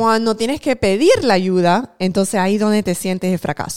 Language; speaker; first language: Spanish; early bilingual, other home language; English